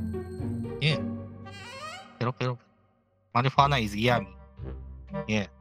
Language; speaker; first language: English; non-native, learner; Japanese